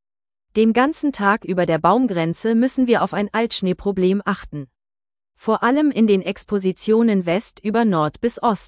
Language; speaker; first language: German; native; German